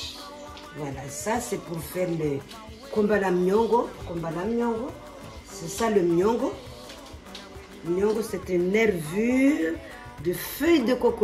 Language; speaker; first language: French; non-native, local second language; Comorian